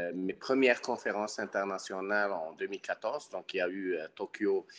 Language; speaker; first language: French; non-native, local second language; Arabic